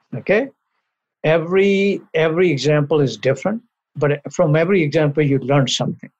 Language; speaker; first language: English; non-native, local second language; Punjabi